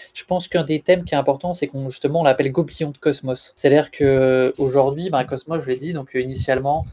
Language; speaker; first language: French; native; French